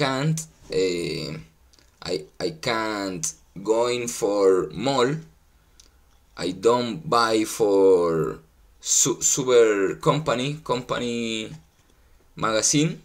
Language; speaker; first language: English; non-native, learner; Spanish